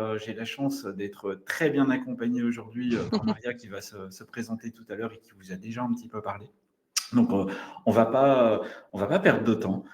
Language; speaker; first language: French; native; French